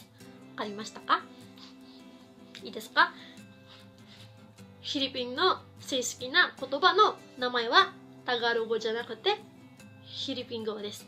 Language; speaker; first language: Japanese; non-native, fluent; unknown